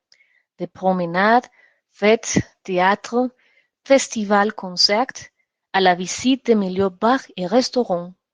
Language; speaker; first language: French; non-native, learner; Spanish